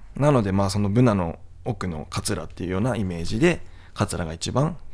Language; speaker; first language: Japanese; native; Japanese